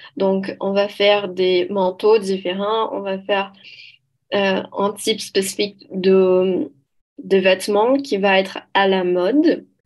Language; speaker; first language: French; non-native, learner; Portuguese